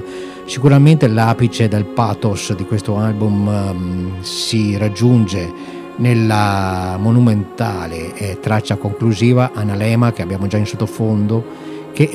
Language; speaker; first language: Italian; native; Italian